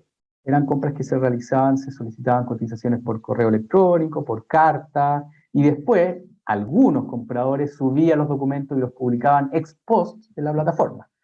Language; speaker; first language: Spanish; native; Spanish